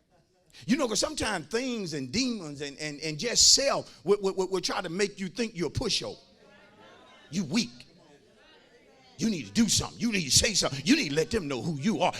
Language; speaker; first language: English; native; English